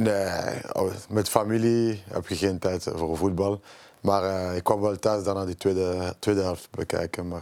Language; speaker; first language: Dutch; non-native, local second language; French